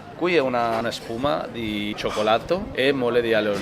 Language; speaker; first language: Italian; non-native, learner; Spanish